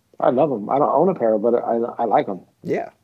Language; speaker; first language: English; native; English